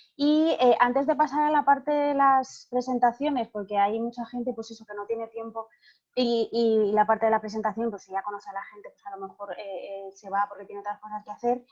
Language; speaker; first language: Spanish; native; Spanish